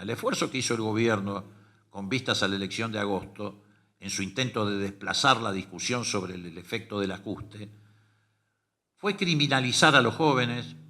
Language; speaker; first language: Spanish; native; Spanish